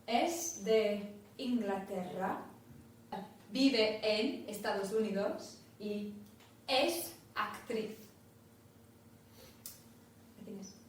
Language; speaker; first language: Spanish; non-native, fluent; English